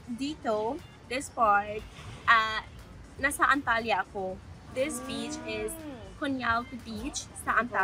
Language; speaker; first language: Filipino; non-native, learner; Arabic